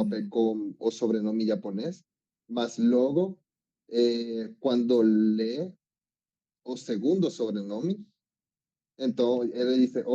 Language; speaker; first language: Portuguese; non-native, learner; Spanish